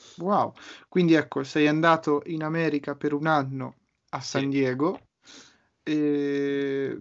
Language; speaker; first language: Italian; native; Italian